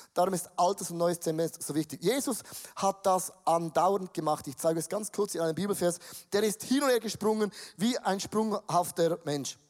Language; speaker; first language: German; native; German